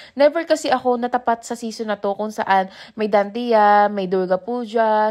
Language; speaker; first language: Filipino; native; Filipino